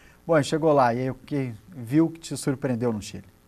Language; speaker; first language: Portuguese; native; Portuguese